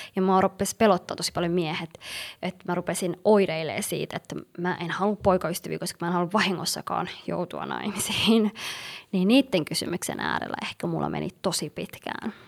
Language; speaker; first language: Finnish; early bilingual, other home language; Somali